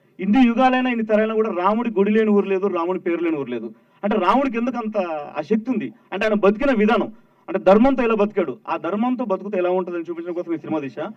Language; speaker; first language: Telugu; native; Telugu